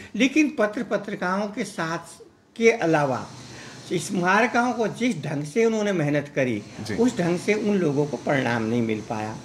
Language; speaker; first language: Hindi; native; Hindi